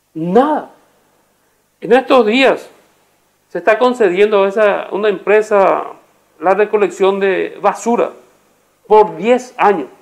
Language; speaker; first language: Spanish; native; Spanish